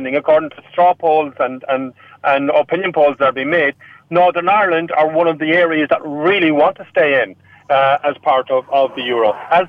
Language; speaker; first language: English; non-native, local second language; Irish